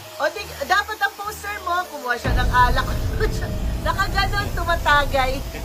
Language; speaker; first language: Filipino; non-native, local second language; Cebuano